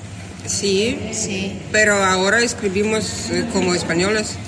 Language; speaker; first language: Spanish; non-native, learner; Russian